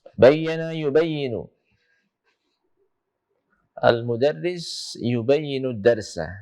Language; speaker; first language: Arabic; non-native, fluent; Indonesian